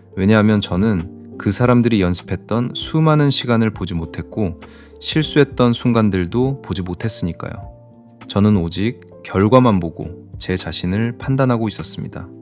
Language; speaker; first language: Korean; non-native, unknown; Arabic